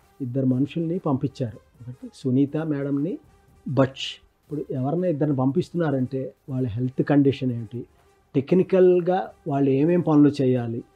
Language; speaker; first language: Telugu; native; Telugu